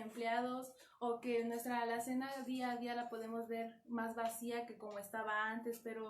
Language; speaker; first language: Spanish; native; Spanish